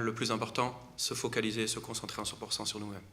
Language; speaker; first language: French; native; French